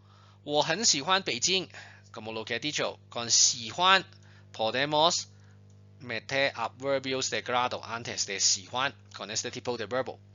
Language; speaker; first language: Spanish; non-native, fluent; Chinese